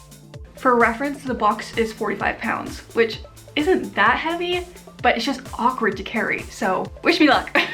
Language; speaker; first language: English; native; English